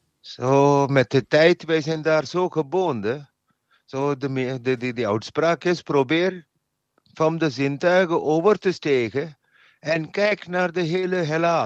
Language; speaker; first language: Dutch; non-native, learner; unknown